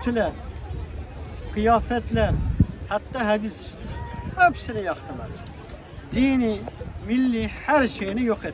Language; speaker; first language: Turkish; non-native, fluent; Uyghur